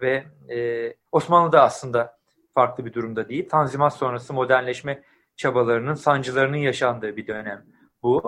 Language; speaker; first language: Turkish; native; Turkish